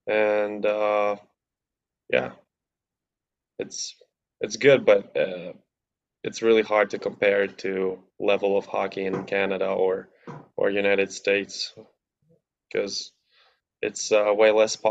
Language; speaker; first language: English; non-native, fluent; Latvian